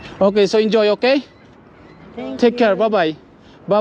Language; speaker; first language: English; non-native, learner; Filipino